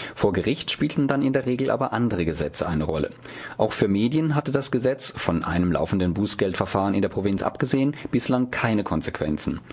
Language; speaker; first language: German; native; German